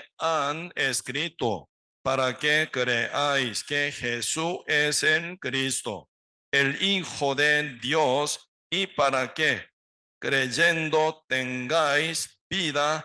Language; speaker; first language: Spanish; non-native, learner; Korean